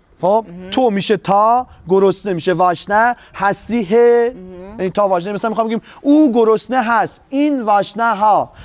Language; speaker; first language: Persian; non-native, local second language; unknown